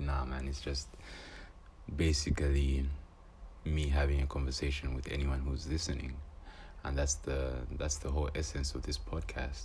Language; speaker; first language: English; non-native, local second language; Bemba